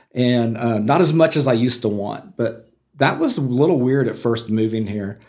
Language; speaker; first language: English; native; English